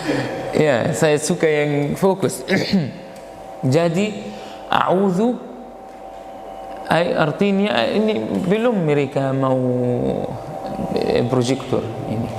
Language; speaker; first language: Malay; non-native, fluent; Arabic